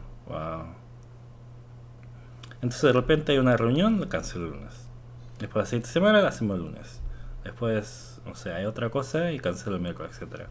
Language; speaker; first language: Spanish; non-native, fluent; Korean